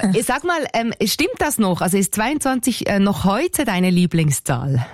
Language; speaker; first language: German; native; German